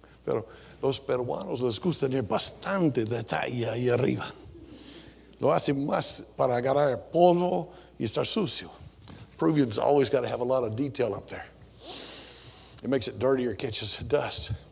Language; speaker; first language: Spanish; non-native, fluent; English